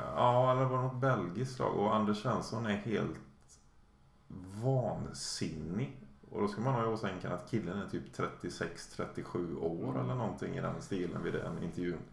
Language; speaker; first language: Swedish; native; Swedish